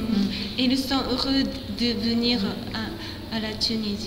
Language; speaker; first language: French; non-native, fluent; Japanese